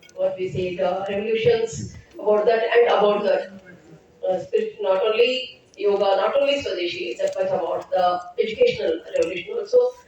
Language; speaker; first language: English; non-native, local second language; Tamil